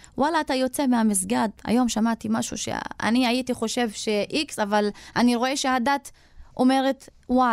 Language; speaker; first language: Hebrew; non-native, local second language; Arabic